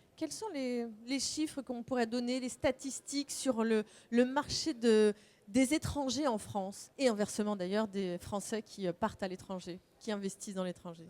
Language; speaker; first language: French; native; French